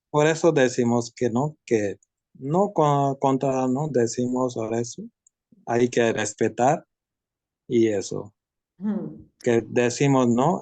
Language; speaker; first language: Spanish; non-native, learner; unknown